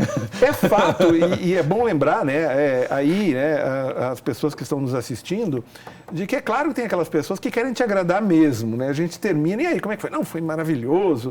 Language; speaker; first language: Portuguese; native; Portuguese